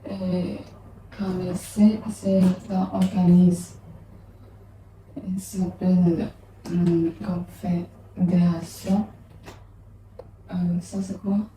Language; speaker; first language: French; non-native, learner; English